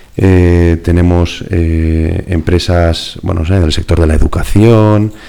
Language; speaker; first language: Spanish; native; Spanish